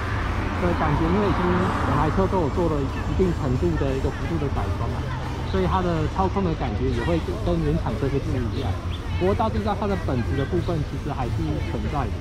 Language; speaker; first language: Chinese; native; Chinese